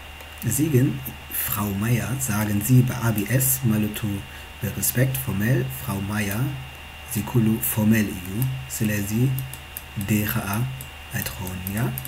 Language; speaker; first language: German; non-native, fluent; Tigrinya